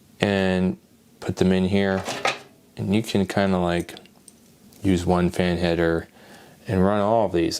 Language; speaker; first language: English; native; English